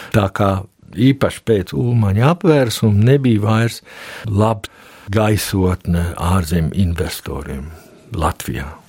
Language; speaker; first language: Latvian; early bilingual, heritage; Latvian